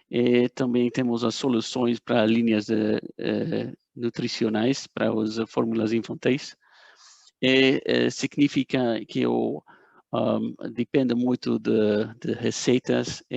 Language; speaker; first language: Portuguese; non-native, fluent; Dutch